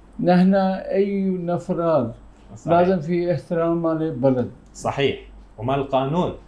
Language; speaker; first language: Arabic; non-native, learner; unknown